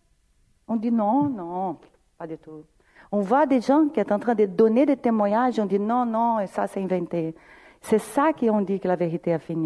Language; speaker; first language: French; non-native, fluent; Portuguese